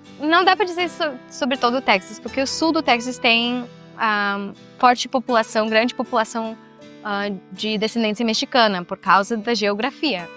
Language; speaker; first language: Portuguese; non-native, fluent; Spanish